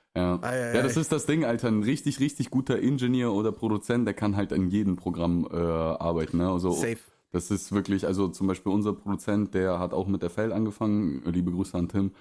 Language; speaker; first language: German; early bilingual, other home language; Russian